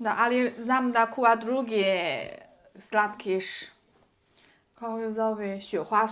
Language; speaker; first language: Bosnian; non-native, learner; Chinese